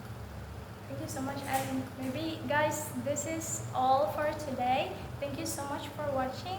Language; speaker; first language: English; non-native, learner; Indonesian